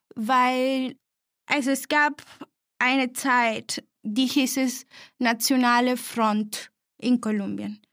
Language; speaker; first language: German; non-native, fluent; Spanish